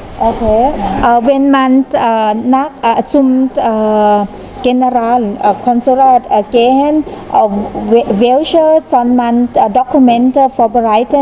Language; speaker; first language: German; non-native, learner; Thai